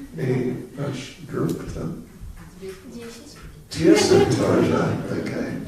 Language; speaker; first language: Russian; non-native, learner; English